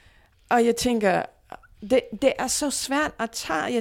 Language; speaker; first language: Danish; non-native, fluent; English